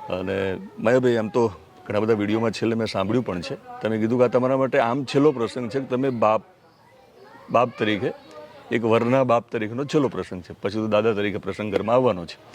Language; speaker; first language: Gujarati; native; Gujarati